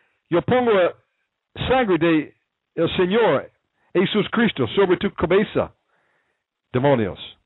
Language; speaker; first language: Spanish; non-native, learner; English